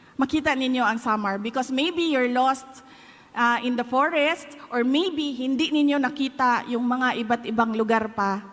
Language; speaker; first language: Filipino; non-native, local second language; Cebuano